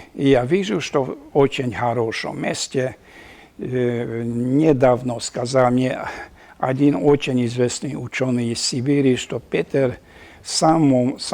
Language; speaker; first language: Russian; non-native, fluent; Hungarian